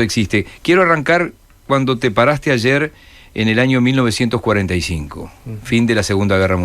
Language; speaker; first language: Spanish; native; Spanish